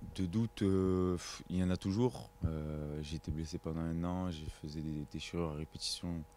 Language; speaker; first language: French; native; French